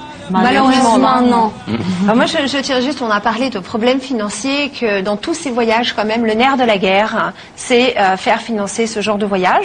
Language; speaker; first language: French; native; French